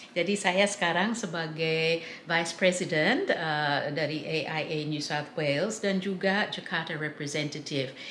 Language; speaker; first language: Indonesian; early bilingual, heritage; English